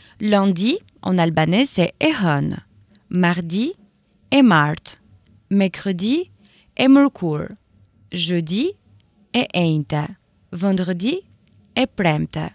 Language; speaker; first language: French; non-native, fluent; Albanian